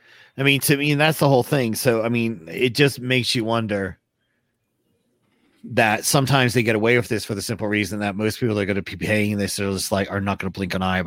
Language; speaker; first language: English; native; English